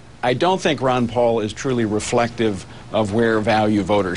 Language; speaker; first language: English; native; English